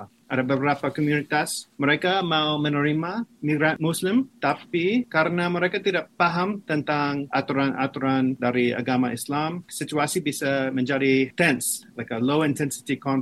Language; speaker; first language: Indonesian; non-native, fluent; English